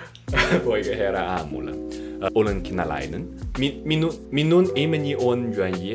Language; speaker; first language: Finnish; non-native, learner; Chinese